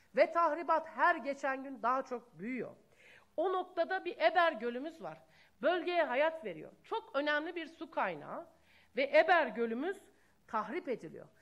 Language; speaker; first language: Turkish; native; Turkish